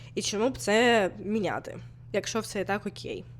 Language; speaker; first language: Ukrainian; non-native, local second language; Russian